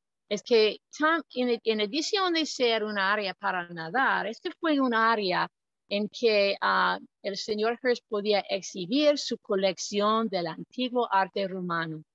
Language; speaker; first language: Spanish; non-native, fluent; English